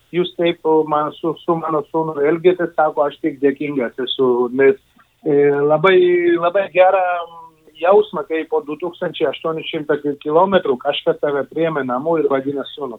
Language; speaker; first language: Lithuanian; non-native, fluent; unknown